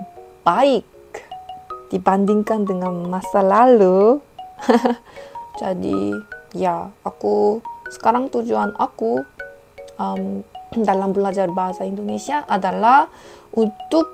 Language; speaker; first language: Indonesian; non-native, fluent; Korean